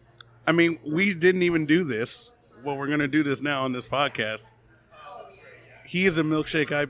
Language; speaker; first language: English; native; English